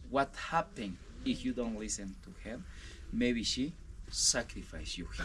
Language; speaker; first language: English; non-native, learner; Spanish